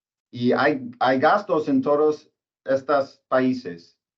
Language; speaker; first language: Spanish; non-native, learner; English